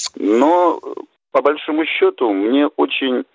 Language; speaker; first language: Russian; native; Russian